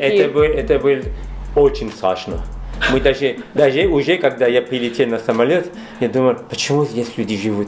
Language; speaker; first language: Russian; non-native, learner; French